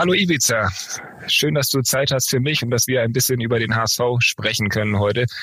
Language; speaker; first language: German; native; German